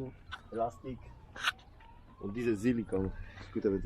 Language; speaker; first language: German; non-native, learner; Polish